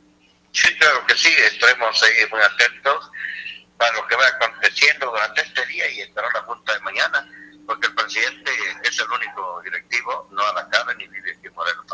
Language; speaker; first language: Spanish; native; Spanish